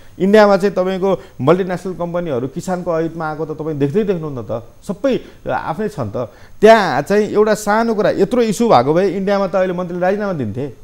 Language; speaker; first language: Nepali; native; Nepali